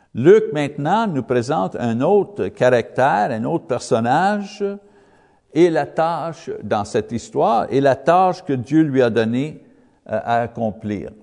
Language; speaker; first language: French; non-native, learner; English